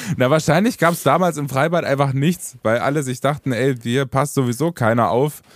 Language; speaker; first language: German; early bilingual, other home language; Romanian